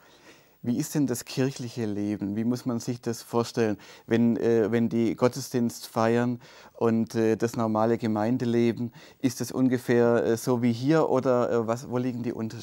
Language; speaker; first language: German; native; German